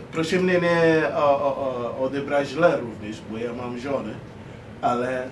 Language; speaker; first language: Polish; non-native, fluent; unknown